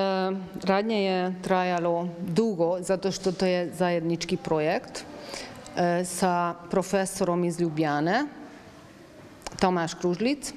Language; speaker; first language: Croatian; non-native, fluent; Hungarian